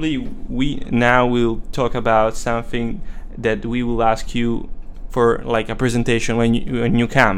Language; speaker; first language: English; non-native, fluent; Italian